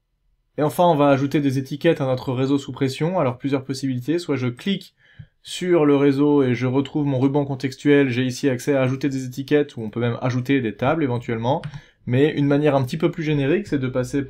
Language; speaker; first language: French; native; French